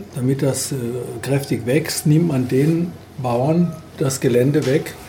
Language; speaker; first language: German; native; German